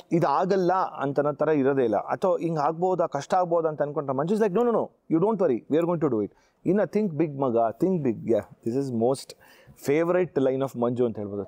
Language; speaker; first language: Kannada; native; Kannada